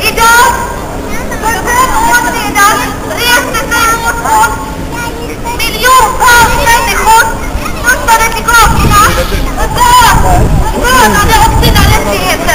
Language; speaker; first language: Swedish; non-native, fluent; Azerbaijani